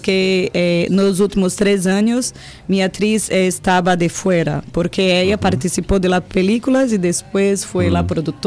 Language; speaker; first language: Spanish; non-native, learner; Portuguese